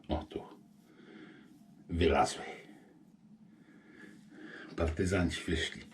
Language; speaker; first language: Polish; native; Polish